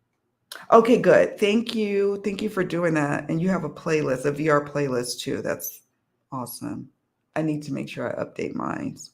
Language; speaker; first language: English; native; English